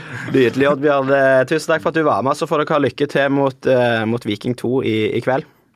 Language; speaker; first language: Norwegian; native; Norwegian